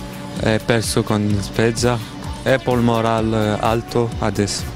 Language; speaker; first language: Italian; non-native, learner; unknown